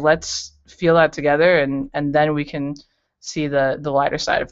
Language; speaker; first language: English; native; English